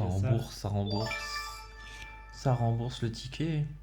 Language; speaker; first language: French; native; French